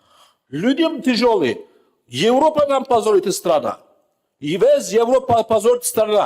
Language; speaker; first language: Russian; non-native, learner; Turkish